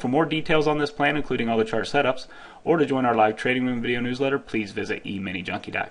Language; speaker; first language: English; native; English